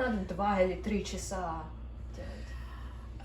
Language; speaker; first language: Russian; early bilingual, heritage; Russian